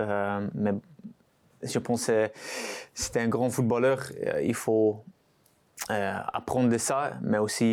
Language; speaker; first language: French; non-native, local second language; Dutch